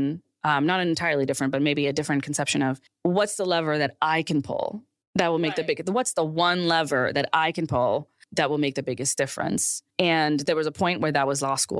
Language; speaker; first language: English; early bilingual, other home language; Urdu